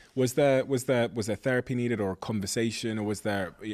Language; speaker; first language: English; native; English